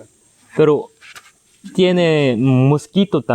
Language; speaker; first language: Spanish; non-native, learner; Korean